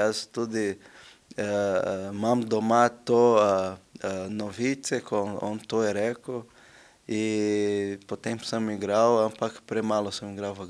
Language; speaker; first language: Slovenian; non-native, learner; Portuguese